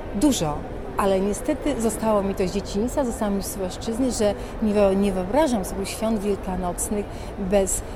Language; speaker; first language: Polish; native; Polish